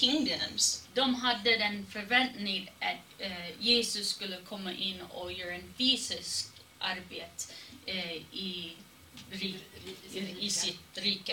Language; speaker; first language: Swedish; non-native, fluent; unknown